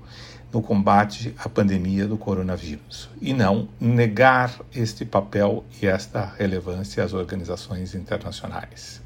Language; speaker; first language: Portuguese; native; Portuguese